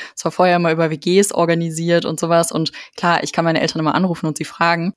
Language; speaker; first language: German; native; German